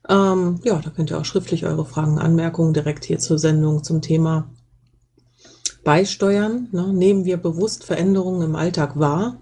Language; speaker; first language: German; native; German